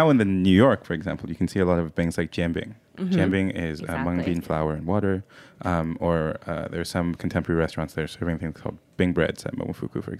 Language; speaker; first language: English; non-native, local second language; Cantonese